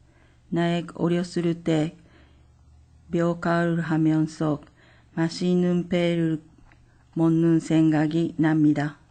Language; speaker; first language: Korean; non-native, fluent; Japanese